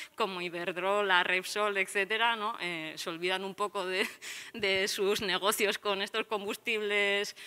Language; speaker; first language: Spanish; native; Spanish